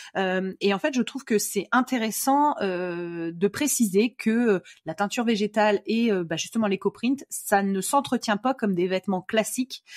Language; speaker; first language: French; native; French